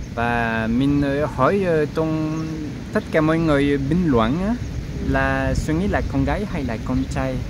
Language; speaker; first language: Vietnamese; non-native, learner; French